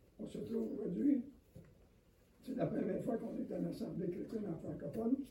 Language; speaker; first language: French; non-native, local second language; English